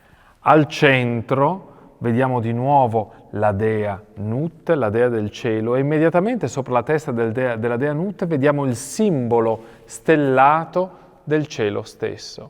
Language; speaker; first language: Italian; native; Italian